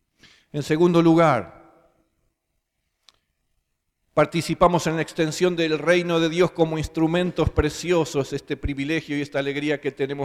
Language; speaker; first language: Spanish; native; Spanish